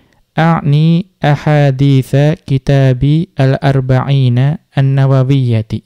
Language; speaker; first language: Arabic; non-native, fluent; Indonesian